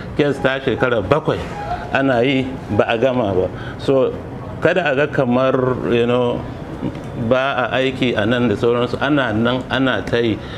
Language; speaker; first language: Hausa; native; Hausa